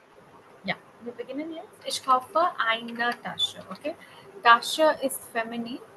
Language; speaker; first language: German; non-native, fluent; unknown